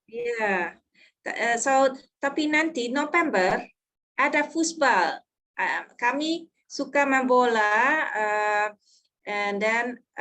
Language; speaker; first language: Indonesian; non-native, learner; Dutch